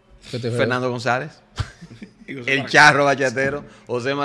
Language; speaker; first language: Spanish; native; Spanish